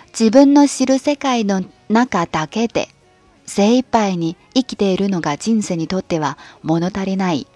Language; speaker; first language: Japanese; non-native, fluent; Chinese